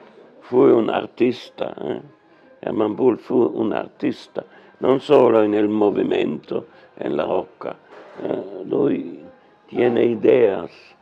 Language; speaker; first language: Spanish; non-native, learner; German